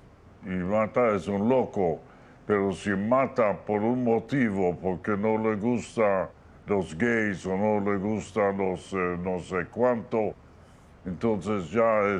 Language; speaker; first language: Spanish; non-native, fluent; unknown